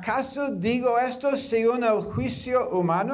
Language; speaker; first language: Spanish; non-native, fluent; English